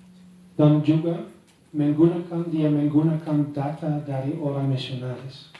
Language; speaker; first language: Indonesian; non-native, learner; Dutch